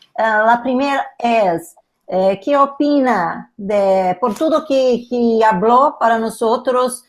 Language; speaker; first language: Spanish; non-native, learner; Portuguese